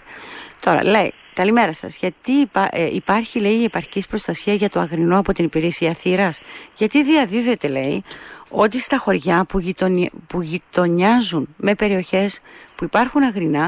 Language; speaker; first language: Greek; native; Greek